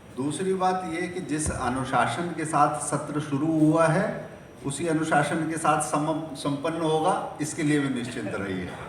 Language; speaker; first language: Hindi; native; Hindi